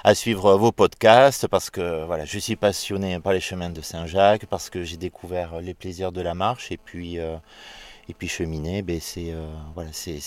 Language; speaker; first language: French; native; French